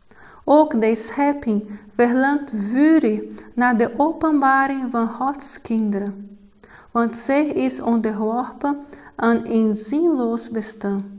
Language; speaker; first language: Dutch; non-native, fluent; Portuguese